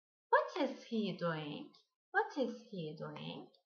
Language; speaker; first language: English; non-native, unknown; Turkish